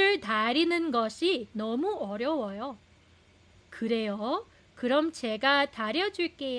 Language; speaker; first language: Korean; non-native, fluent; Filipino